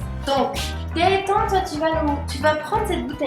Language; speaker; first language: French; native; French